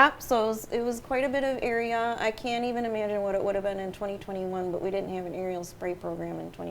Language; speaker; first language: English; native; English